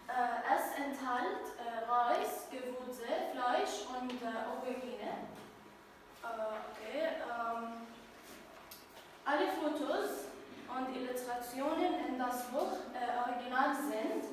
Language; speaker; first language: German; non-native, learner; Arabic